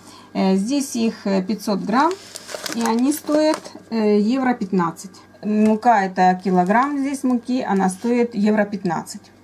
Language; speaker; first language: Russian; native; Russian